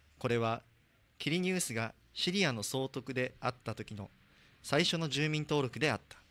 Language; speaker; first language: Japanese; native; Japanese